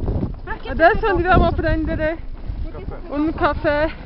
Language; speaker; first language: Italian; non-native, learner; Portuguese